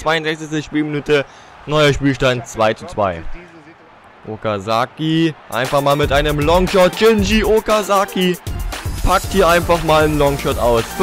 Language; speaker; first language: German; native; German